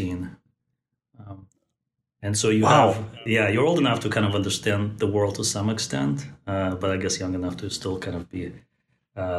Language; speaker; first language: English; non-native, fluent; Russian